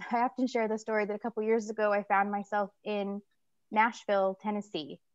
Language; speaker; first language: English; native; English